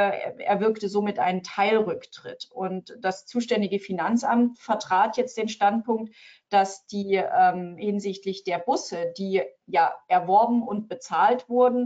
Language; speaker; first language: German; native; German